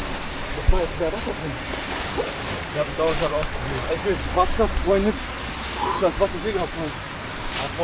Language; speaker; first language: German; non-native, learner; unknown